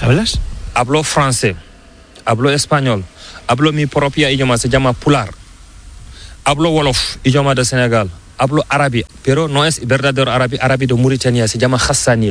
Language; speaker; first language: Spanish; non-native, learner; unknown